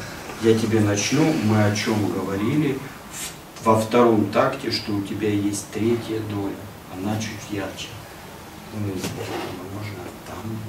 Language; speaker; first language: Russian; native; Russian